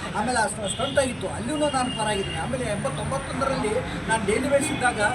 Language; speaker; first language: Kannada; native; Kannada